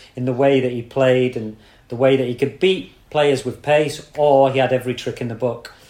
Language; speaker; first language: English; native; English